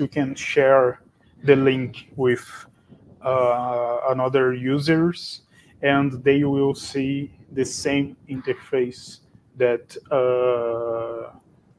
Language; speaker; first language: English; non-native, fluent; Portuguese